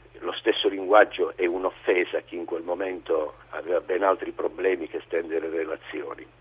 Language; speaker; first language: Italian; native; Italian